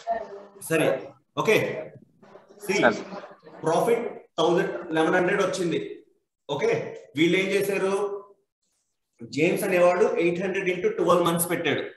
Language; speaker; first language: Telugu; native; Telugu